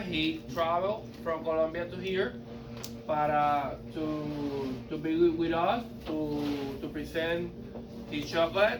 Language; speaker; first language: English; non-native, learner; Spanish